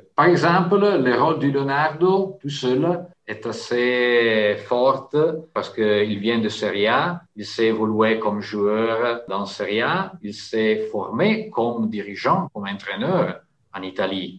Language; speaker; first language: French; non-native, fluent; Italian